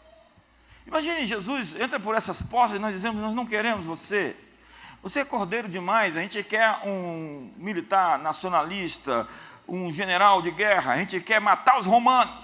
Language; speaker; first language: Portuguese; native; Portuguese